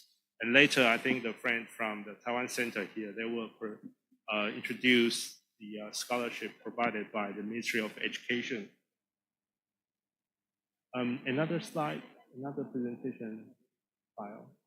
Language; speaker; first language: English; non-native, fluent; Chinese